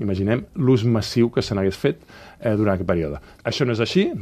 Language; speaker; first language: Catalan; native; Catalan